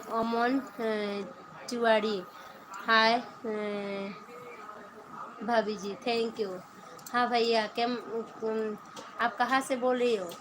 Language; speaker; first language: Hindi; non-native, local second language; Bangla